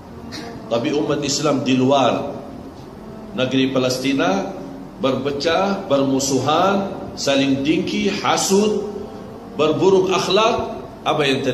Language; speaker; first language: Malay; non-native, fluent; Arabic